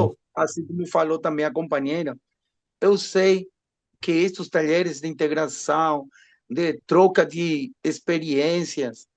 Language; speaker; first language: Portuguese; non-native, learner; Spanish